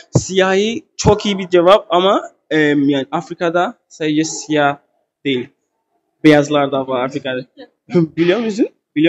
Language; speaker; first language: Turkish; non-native, learner; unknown